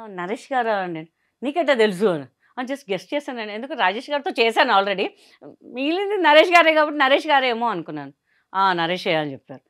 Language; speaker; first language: Telugu; non-native, local second language; Hindi